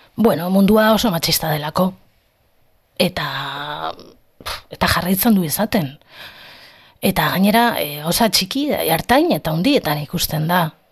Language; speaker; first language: Basque; non-native, local second language; Spanish